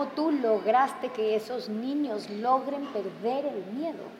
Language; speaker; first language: Spanish; native; Spanish